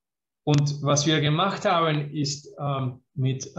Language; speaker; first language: German; non-native, fluent; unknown